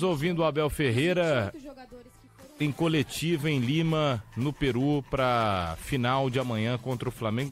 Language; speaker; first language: Portuguese; native; Portuguese